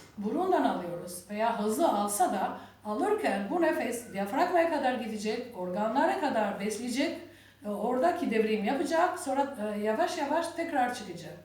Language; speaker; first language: Turkish; non-native, learner; Albanian